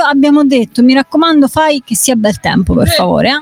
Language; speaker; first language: Italian; native; Italian